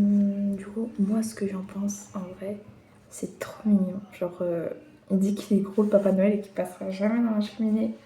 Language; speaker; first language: French; native; French